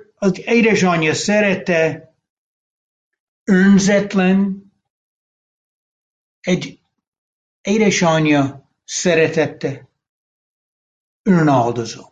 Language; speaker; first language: Hungarian; non-native, fluent; English